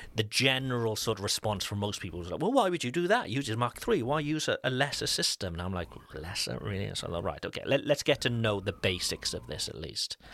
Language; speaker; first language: English; native; English